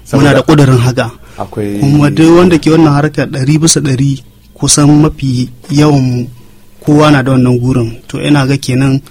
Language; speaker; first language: Hausa; native; Hausa